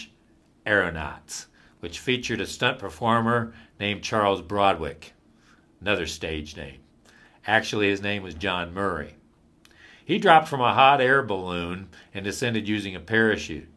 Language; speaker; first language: English; native; English